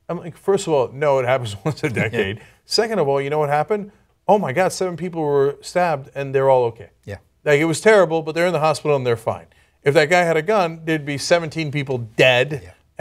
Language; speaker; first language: English; non-native, fluent; Turkish